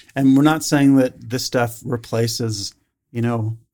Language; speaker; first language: English; native; English